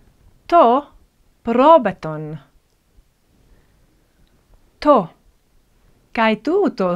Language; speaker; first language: Greek; non-native, fluent; English